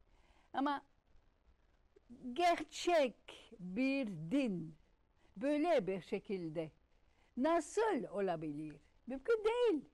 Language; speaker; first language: Turkish; non-native, learner; French